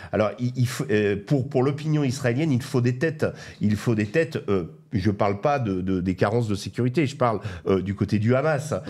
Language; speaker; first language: French; native; French